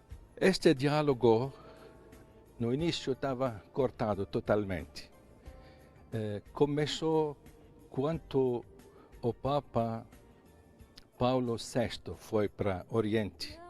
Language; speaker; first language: Portuguese; non-native, fluent; Arabic